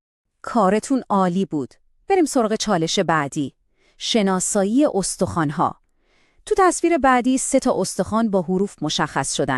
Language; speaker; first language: Persian; native; Persian